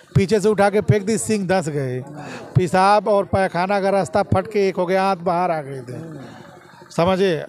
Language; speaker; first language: Hindi; native; Hindi